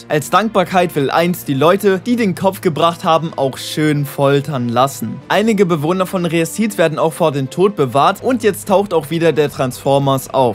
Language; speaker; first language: German; native; German